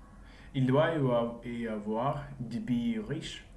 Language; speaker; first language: French; non-native, learner; English